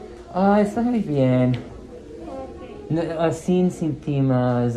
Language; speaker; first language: Spanish; non-native, learner; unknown